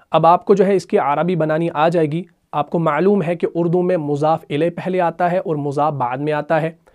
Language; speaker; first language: Urdu; non-native, local second language; Punjabi